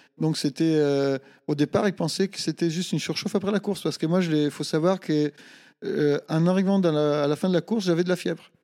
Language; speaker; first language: French; non-native, fluent; Italian